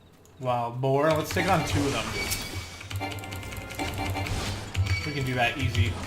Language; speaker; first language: English; native; English